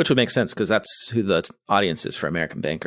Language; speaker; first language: English; native; English